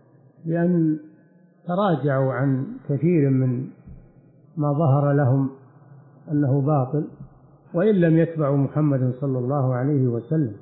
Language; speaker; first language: Arabic; native; Arabic